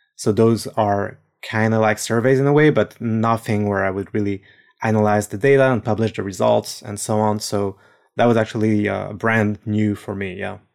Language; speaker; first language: English; non-native, fluent; French